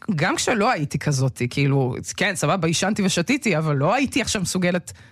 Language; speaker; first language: Hebrew; early bilingual, other home language; Russian